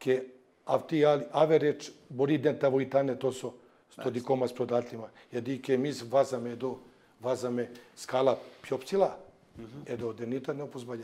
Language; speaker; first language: Greek; non-native, fluent; Serbian